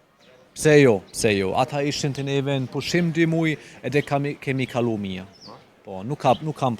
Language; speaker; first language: Albanian; non-native, fluent; German